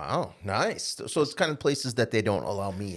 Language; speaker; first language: English; native; English